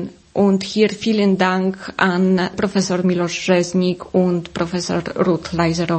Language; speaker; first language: German; non-native, fluent; Polish